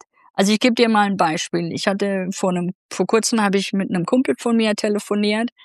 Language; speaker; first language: German; native; German